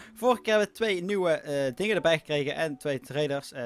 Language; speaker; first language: Dutch; native; Dutch